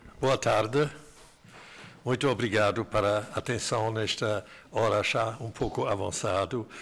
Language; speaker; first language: Portuguese; non-native, fluent; German